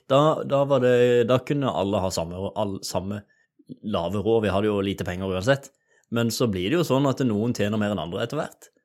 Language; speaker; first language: Norwegian; native; Norwegian